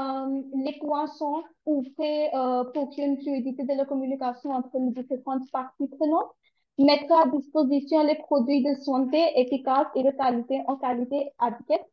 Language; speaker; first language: French; non-native, learner; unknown